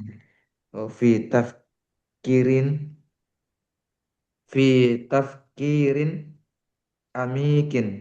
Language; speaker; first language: Arabic; non-native, learner; Indonesian